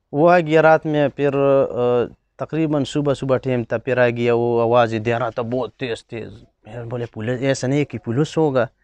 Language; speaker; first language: Urdu; non-native, local second language; Pashto